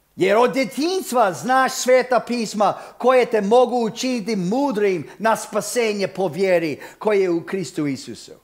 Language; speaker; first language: Croatian; early bilingual, heritage; Croatian